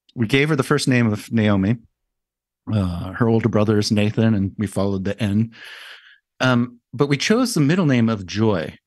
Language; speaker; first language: English; native; English